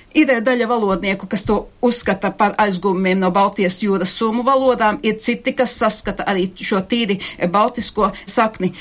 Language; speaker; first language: Latvian; native; Latvian